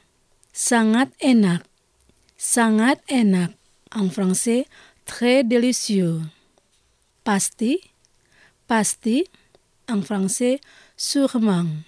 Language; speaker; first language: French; non-native, fluent; Indonesian